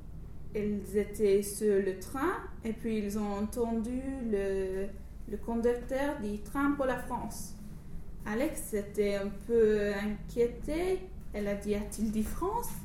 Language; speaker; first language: French; non-native, learner; English